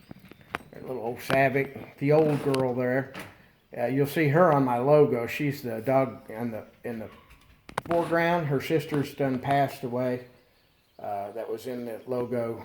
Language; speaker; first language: English; native; English